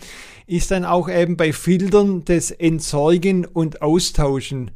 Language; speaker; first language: German; native; German